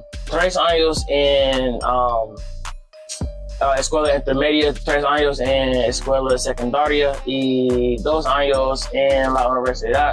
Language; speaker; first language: Spanish; non-native, learner; English